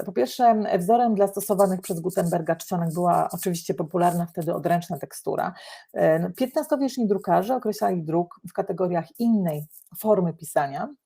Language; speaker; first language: Polish; native; Polish